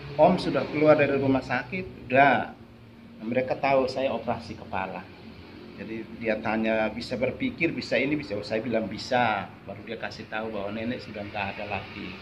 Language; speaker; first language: Indonesian; non-native, local second language; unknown